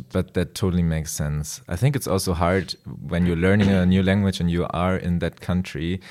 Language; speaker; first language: English; non-native, fluent; German